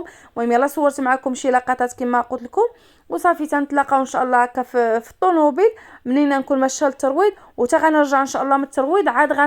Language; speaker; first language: Arabic; native; Arabic